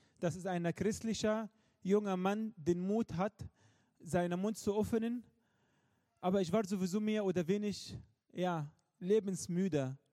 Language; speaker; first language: German; non-native, fluent; Arabic